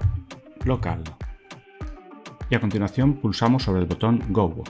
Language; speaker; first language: Spanish; native; Spanish